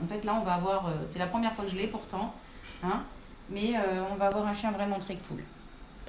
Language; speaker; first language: French; native; French